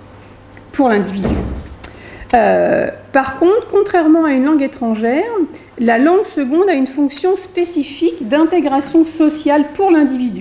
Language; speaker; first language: French; native; French